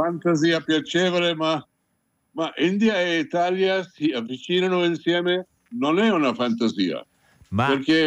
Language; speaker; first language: Italian; non-native, fluent; Hindi